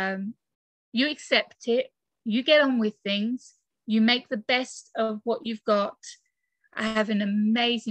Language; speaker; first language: English; native; English